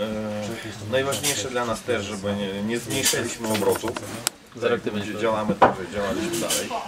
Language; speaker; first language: Polish; non-native, fluent; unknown